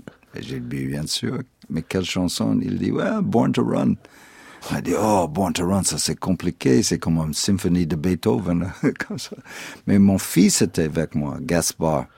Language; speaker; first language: French; non-native, fluent; English